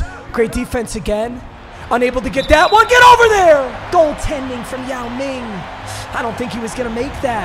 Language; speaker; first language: English; native; English